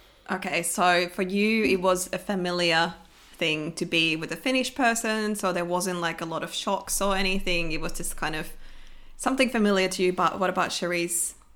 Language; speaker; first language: English; non-native, fluent; Finnish